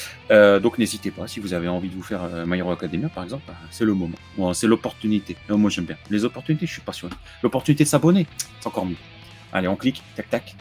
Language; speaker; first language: French; native; French